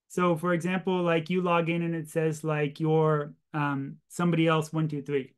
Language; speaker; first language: English; native; English